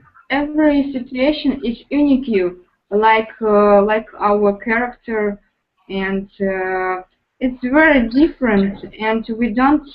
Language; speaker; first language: English; non-native, learner; Russian